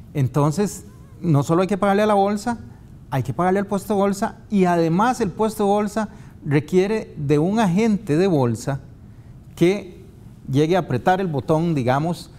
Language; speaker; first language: Spanish; native; Spanish